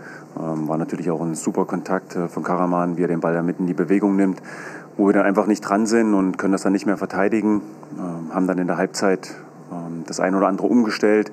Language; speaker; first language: German; native; German